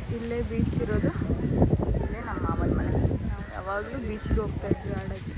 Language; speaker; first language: Kannada; non-native, local second language; Konkani